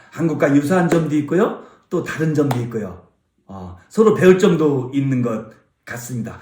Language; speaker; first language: Korean; native; Korean